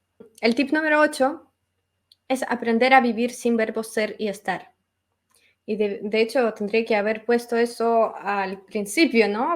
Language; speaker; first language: Spanish; non-native, fluent; Russian